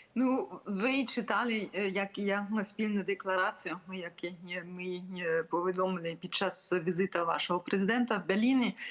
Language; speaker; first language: Ukrainian; non-native, fluent; German